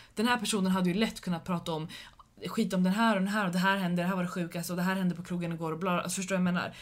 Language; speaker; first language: Swedish; early bilingual, other home language; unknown